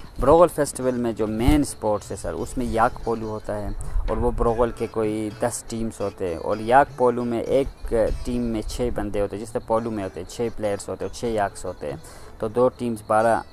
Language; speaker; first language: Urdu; non-native, local second language; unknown